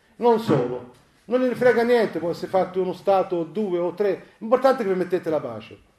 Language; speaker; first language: Italian; non-native, fluent; Arabic